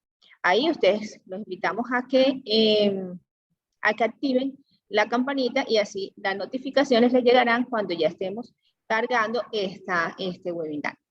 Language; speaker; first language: Spanish; native; Spanish